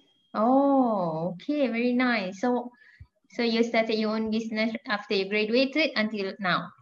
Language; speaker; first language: English; non-native, fluent; Malay